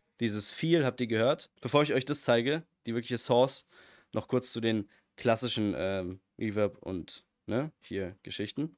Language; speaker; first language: German; native; German